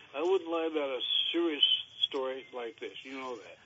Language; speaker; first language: English; native; English